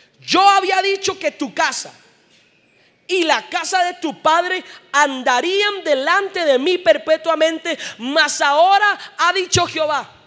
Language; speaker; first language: Spanish; native; Spanish